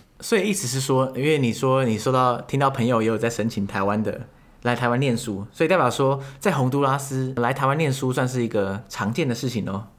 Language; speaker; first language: Chinese; native; Chinese